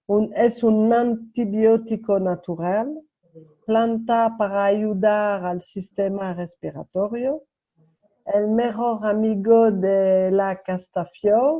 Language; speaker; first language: Spanish; non-native, learner; French